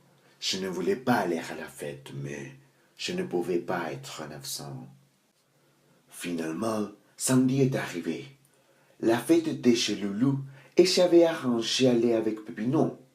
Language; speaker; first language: French; non-native, learner; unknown